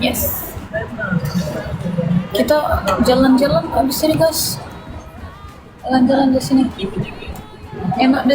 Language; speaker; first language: Indonesian; non-native, learner; Turkish